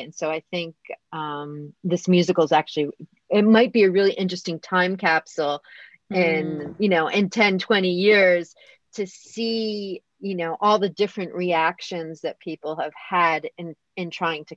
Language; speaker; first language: English; native; English